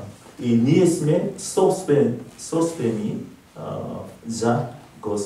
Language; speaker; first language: Bulgarian; non-native, learner; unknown